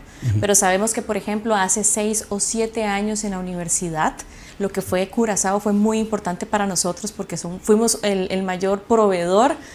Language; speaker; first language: Spanish; native; Spanish